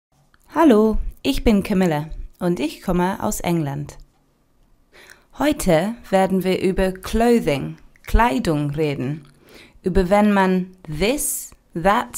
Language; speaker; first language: German; non-native, fluent; English